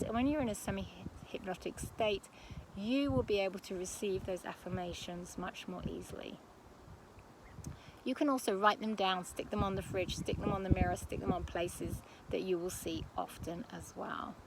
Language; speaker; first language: English; native; English